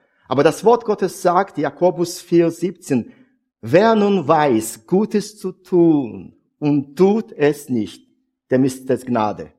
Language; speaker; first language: German; non-native, fluent; Russian